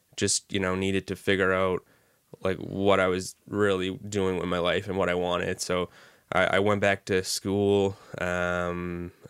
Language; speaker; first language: English; native; English